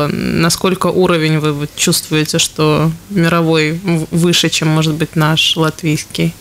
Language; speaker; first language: Russian; native; Russian